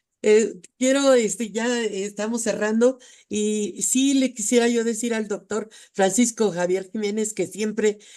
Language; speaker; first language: Spanish; native; Spanish